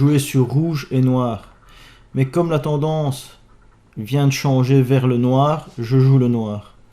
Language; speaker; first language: French; native; French